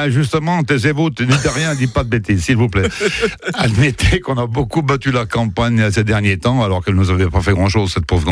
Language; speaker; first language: French; native; French